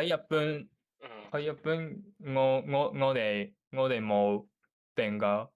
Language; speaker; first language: Chinese; non-native, learner; Japanese